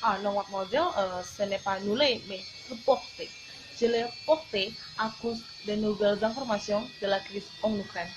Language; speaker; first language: French; non-native, learner; Indonesian